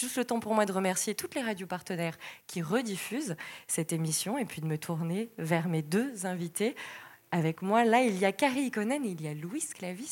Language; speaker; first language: French; native; French